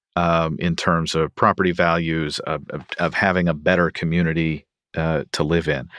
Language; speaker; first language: English; native; English